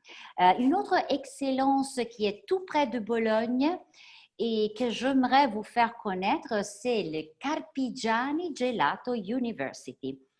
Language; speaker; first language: French; non-native, fluent; Italian